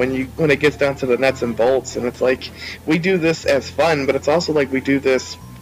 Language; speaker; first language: English; native; English